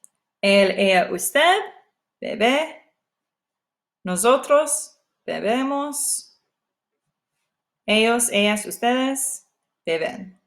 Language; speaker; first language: Spanish; non-native, fluent; English